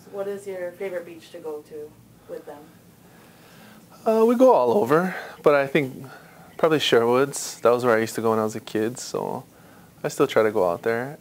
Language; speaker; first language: English; native; English